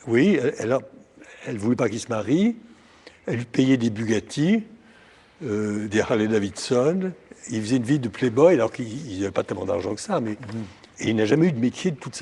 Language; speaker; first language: French; native; French